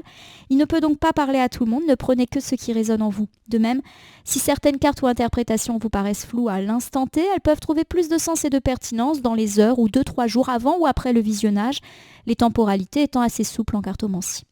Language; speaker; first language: French; native; French